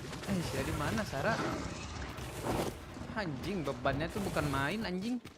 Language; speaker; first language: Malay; non-native, local second language; Sundanese